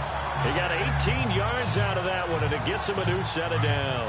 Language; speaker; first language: English; native; English